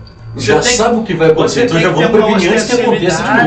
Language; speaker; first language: Portuguese; native; Portuguese